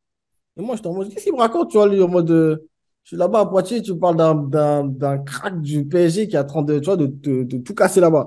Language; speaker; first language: French; native; French